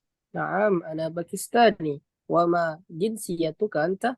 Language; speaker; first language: Arabic; non-native, learner; Indonesian